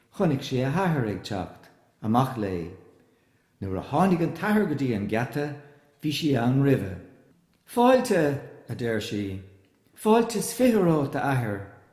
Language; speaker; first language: Irish; native; Irish